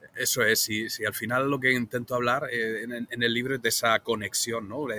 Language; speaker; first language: Spanish; native; Spanish